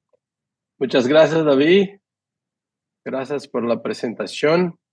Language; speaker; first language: Spanish; non-native, fluent; Portuguese